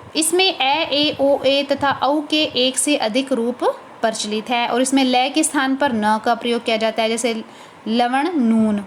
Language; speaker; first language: Hindi; native; Hindi